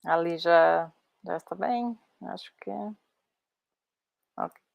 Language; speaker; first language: Portuguese; non-native, fluent; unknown